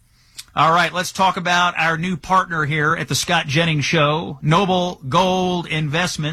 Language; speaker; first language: English; native; English